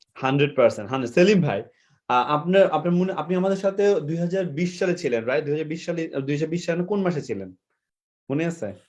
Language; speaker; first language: Bangla; native; Bangla